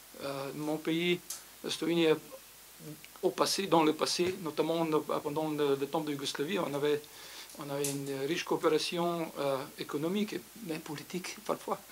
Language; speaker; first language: French; non-native, fluent; Slovenian